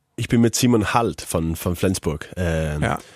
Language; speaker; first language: German; non-native, learner; Faroese